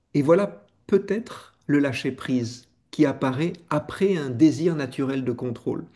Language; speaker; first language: French; native; French